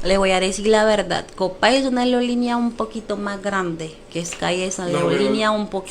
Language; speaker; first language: Spanish; non-native, fluent; Haitian Creole